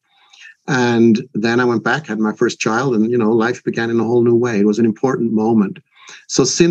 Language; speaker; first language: English; non-native, fluent; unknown